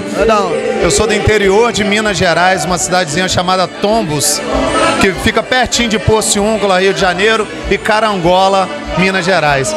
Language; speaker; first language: Portuguese; native; Portuguese